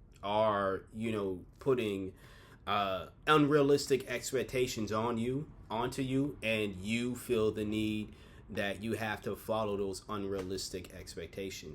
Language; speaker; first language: English; native; English